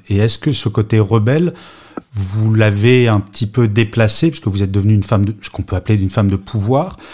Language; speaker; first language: French; native; French